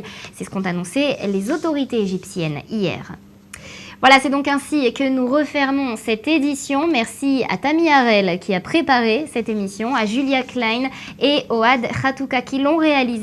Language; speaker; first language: French; native; French